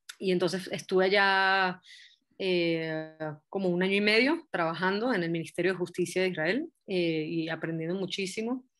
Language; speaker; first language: Spanish; native; Spanish